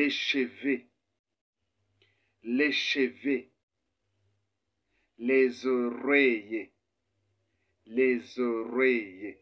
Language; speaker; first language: French; non-native, fluent; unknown